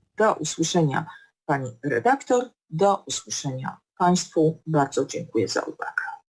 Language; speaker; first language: Polish; native; Polish